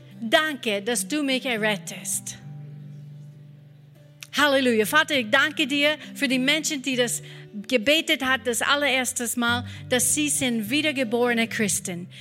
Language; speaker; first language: German; non-native, fluent; English